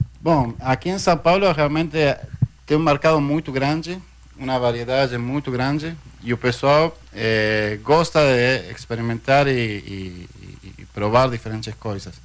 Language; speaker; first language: Portuguese; non-native, fluent; Spanish